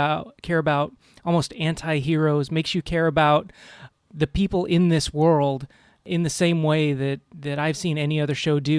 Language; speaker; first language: English; native; English